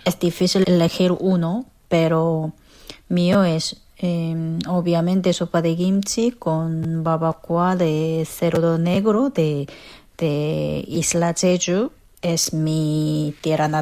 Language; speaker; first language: Spanish; non-native, fluent; Korean